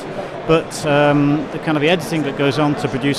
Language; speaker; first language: English; native; English